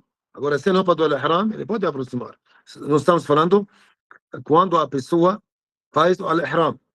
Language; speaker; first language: Portuguese; non-native, fluent; Arabic